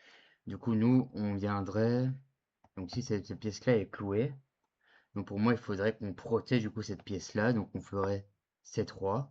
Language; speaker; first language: French; native; French